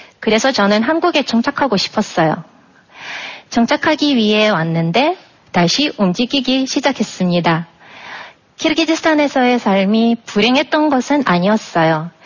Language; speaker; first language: Korean; non-native, fluent; Russian